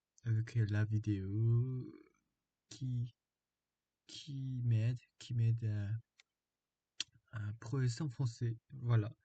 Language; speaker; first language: French; non-native, learner; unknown